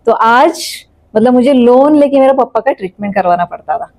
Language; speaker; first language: Hindi; non-native, local second language; Marathi